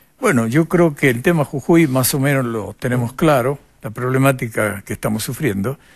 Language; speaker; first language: Spanish; native; Spanish